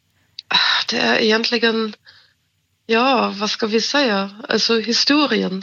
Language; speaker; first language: Swedish; non-native, fluent; German